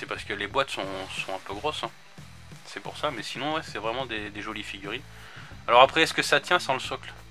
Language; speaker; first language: French; native; French